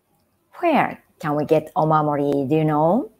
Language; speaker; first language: English; non-native, fluent; Japanese